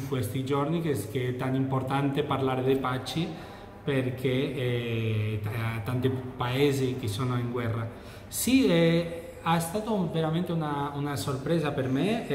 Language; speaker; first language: Italian; non-native, fluent; Catalan